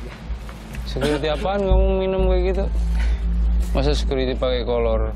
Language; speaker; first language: Indonesian; native; Indonesian